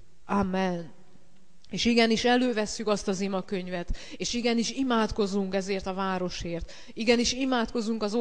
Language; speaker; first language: Hungarian; native; Hungarian